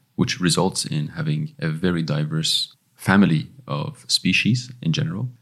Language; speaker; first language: English; non-native, fluent; Persian